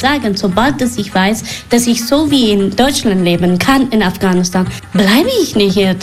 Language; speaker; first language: German; non-native, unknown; Persian